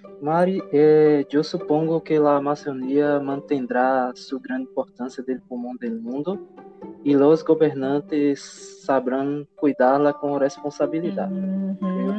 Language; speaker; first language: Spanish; non-native, learner; Portuguese